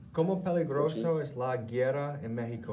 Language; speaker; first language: Spanish; non-native, learner; English